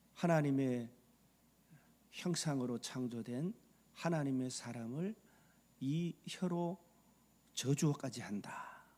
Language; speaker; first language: Korean; native; Korean